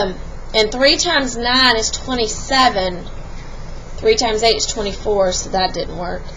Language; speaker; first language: English; native; English